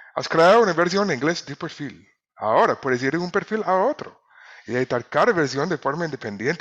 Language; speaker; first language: Spanish; non-native, fluent; English